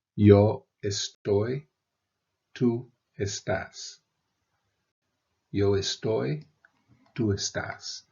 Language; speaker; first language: Spanish; non-native, fluent; English